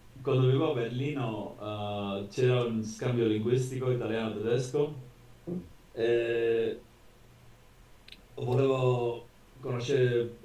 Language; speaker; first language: Italian; non-native, learner; Basque